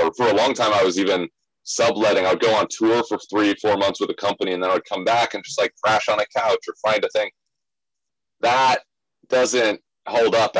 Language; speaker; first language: English; native; English